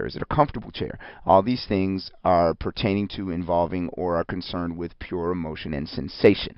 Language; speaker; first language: English; native; English